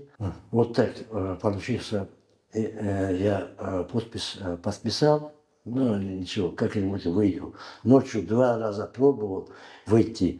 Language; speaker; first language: Russian; non-native, learner; Uzbek